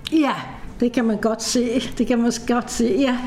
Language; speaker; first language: Danish; non-native, local second language; Kalaallisut